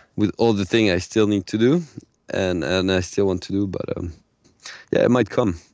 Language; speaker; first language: English; non-native, fluent; French